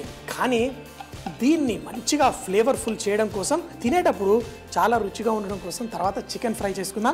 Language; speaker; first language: Telugu; native; Telugu